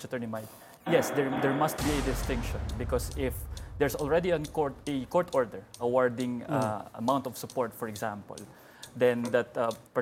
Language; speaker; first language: English; non-native, local second language; Hiligaynon